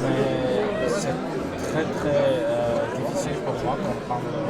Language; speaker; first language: French; non-native, learner; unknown